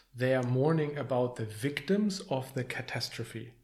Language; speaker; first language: English; non-native, fluent; German